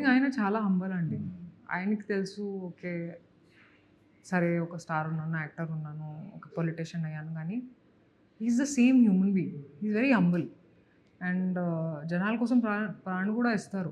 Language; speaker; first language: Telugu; non-native, fluent; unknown